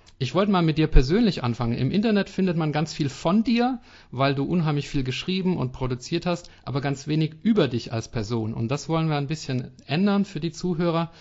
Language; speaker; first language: German; native; German